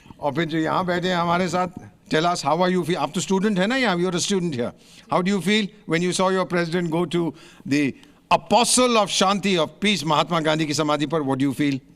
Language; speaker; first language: Hindi; native; Hindi